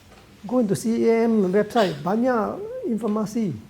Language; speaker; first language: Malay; non-native, local second language; Cantonese